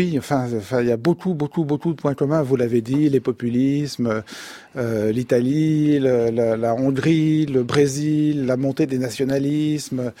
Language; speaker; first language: French; native; French